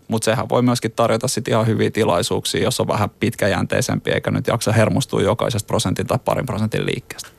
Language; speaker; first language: Finnish; native; Finnish